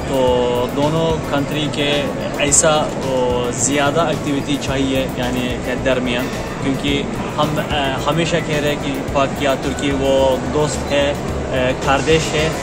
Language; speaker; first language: Hindi; non-native, learner; Turkish